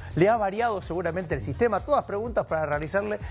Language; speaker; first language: Spanish; native; Spanish